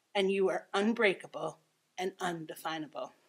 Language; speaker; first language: English; native; English